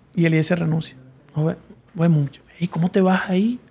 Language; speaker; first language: Spanish; native; Spanish